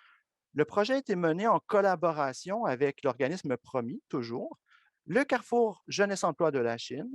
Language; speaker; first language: French; native; French